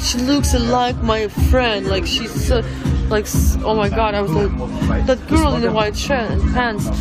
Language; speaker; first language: English; non-native, fluent; Russian